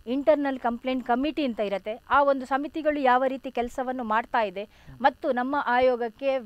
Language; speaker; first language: Kannada; non-native, local second language; Tulu